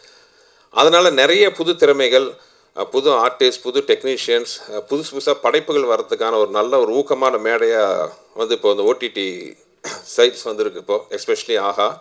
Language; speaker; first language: Tamil; native; Tamil